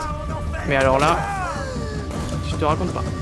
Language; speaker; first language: French; native; French